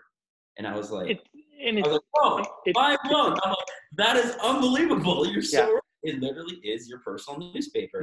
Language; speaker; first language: English; native; English